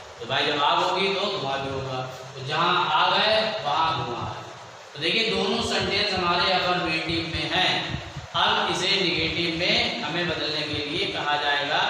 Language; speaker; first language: Hindi; native; Hindi